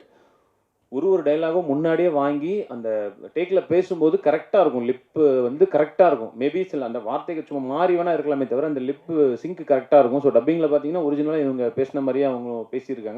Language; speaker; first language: Tamil; native; Tamil